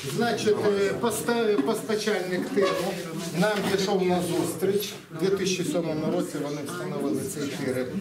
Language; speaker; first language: Ukrainian; native; Ukrainian